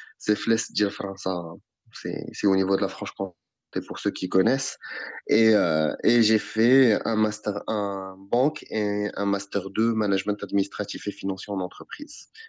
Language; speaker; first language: French; non-native, local second language; Arabic